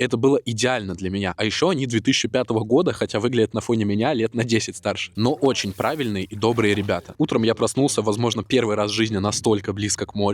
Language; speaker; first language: Russian; native; Russian